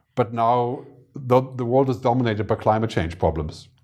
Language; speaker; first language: English; non-native, fluent; German